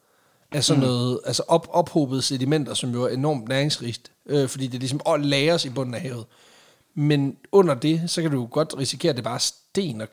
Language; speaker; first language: Danish; native; Danish